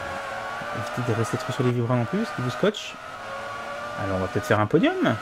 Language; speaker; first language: French; native; French